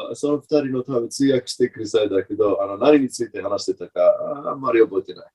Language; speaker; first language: Japanese; non-native, learner; English